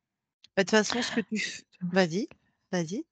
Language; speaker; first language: French; native; French